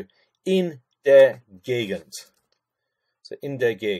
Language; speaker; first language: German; non-native, fluent; English